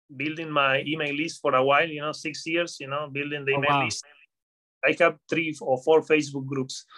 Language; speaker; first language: English; non-native, fluent; Spanish